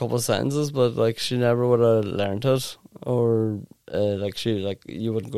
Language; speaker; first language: English; native; English